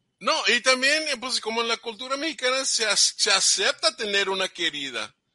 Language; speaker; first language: Spanish; early bilingual, heritage; Spanish